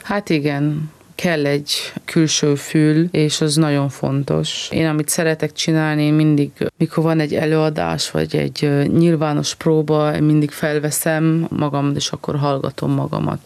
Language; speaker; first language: Hungarian; early bilingual, heritage; Hungarian